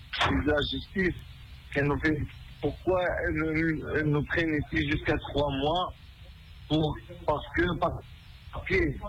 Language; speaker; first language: French; non-native, fluent; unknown